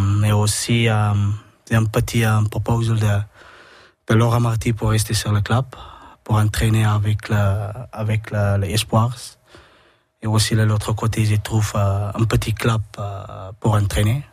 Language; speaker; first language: French; non-native, learner; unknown